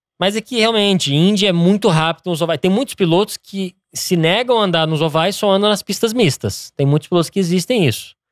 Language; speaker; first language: Portuguese; early bilingual, other home language; English